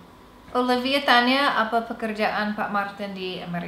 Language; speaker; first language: Indonesian; non-native, fluent; English